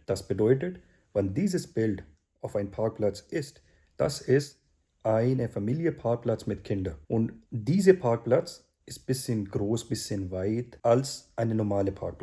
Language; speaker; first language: German; non-native, learner; Urdu